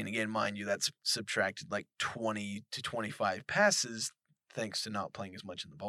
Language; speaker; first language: English; native; English